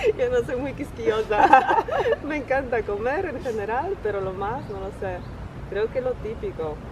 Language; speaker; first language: Spanish; non-native, fluent; Polish